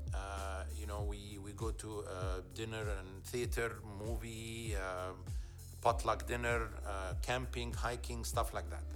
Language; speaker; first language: English; non-native, fluent; Arabic